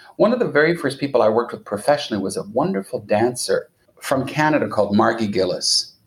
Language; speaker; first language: English; native; English